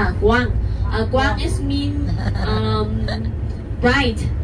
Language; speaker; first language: English; non-native, learner; Vietnamese